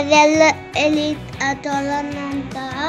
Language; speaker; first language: Portuguese; early bilingual, heritage; Portuguese